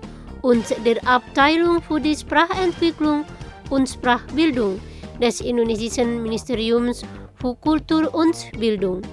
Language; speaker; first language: German; non-native, fluent; Indonesian